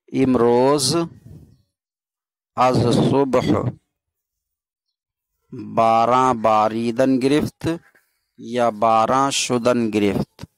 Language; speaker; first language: Persian; non-native, fluent; Urdu